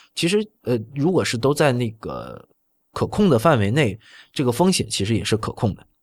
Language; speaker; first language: Chinese; native; Chinese